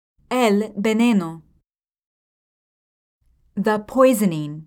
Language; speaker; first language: Spanish; non-native, fluent; English